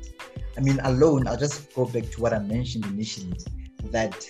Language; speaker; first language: English; non-native, local second language; Zulu